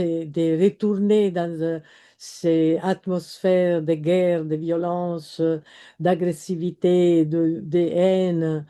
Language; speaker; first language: French; non-native, fluent; Italian